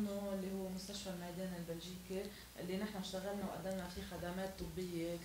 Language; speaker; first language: Arabic; native; Arabic